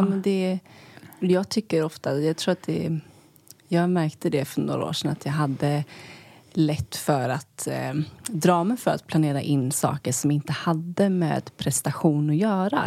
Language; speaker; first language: Swedish; native; Swedish